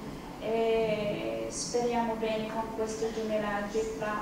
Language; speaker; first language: Italian; non-native, fluent; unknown